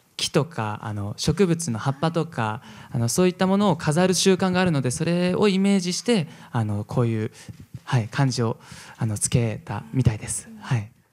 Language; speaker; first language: Japanese; native; Japanese